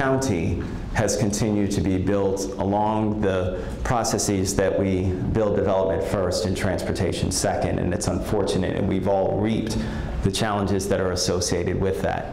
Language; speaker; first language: English; native; English